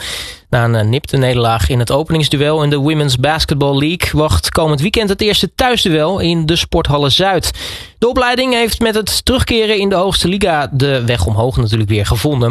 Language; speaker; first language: Dutch; native; Dutch